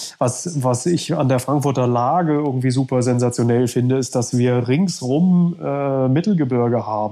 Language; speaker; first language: German; native; German